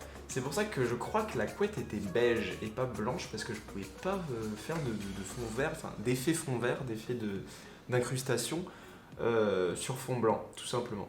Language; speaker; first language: French; native; French